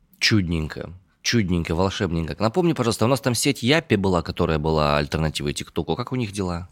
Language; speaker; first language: Russian; native; Russian